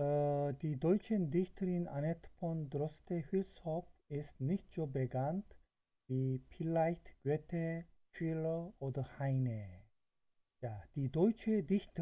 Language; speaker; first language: German; non-native, fluent; Korean